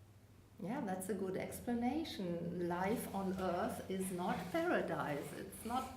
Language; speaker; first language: English; non-native, fluent; German